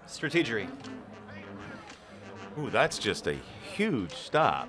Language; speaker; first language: English; native; English